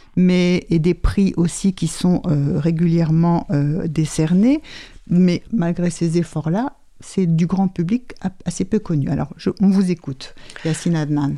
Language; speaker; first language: French; native; French